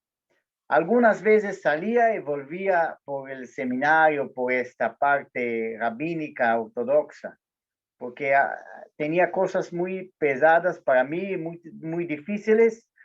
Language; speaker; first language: Spanish; non-native, fluent; Portuguese